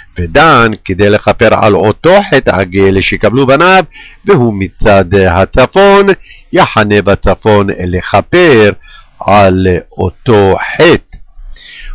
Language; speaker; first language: Hebrew; native; Hebrew